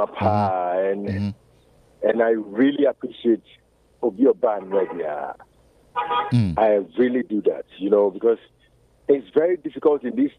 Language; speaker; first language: English; non-native, local second language; Akan